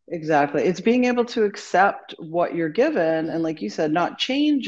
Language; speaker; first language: English; native; English